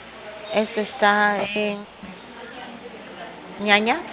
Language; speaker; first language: Spanish; native; Spanish